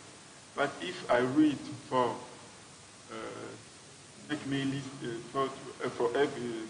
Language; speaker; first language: English; non-native, learner; French